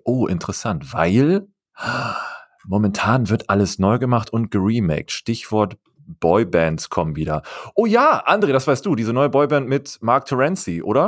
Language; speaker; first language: German; native; German